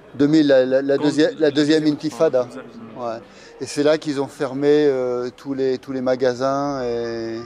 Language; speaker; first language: French; native; French